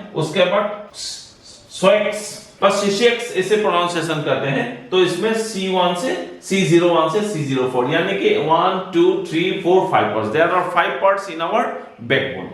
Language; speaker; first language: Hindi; non-native, local second language; Assamese